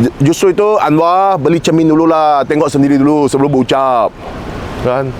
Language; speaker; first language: Malay; non-native, local second language; Chinese